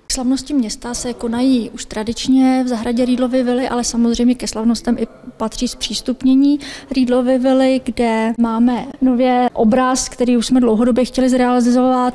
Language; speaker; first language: Czech; native; Czech